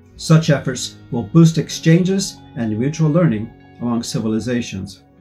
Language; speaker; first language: English; native; English